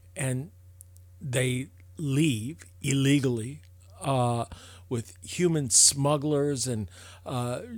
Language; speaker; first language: English; native; English